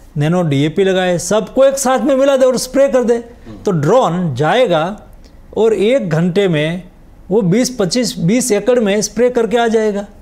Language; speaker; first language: Hindi; non-native, local second language; Gujarati